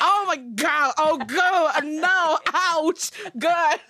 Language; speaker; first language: English; non-native, learner; Japanese